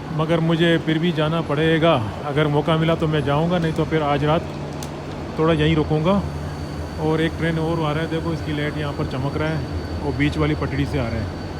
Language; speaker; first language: Urdu; native; Urdu